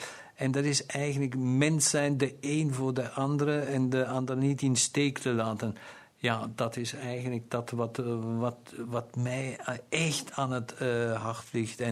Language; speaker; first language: Dutch; non-native, local second language; German